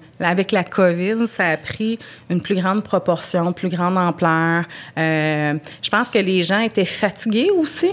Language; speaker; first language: French; native; French